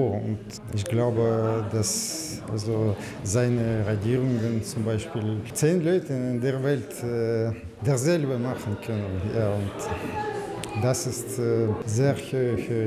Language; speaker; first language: German; non-native, learner; Russian